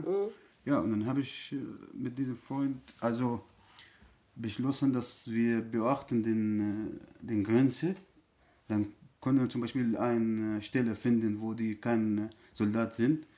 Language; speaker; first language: German; non-native, learner; Arabic